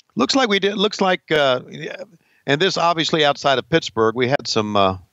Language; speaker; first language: English; native; English